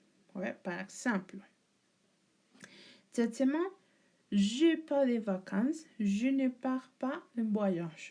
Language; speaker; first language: French; non-native, learner; Spanish